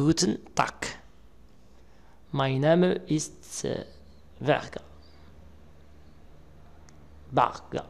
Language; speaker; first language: German; non-native, learner; Arabic